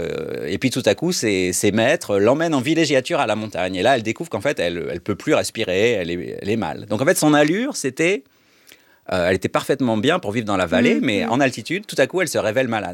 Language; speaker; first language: French; native; French